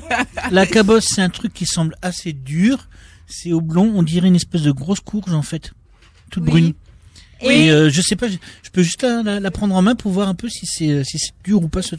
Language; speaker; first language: French; native; French